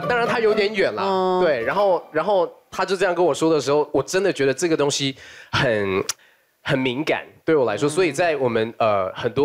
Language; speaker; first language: Chinese; native; Chinese